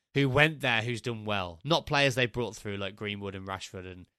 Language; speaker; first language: English; native; English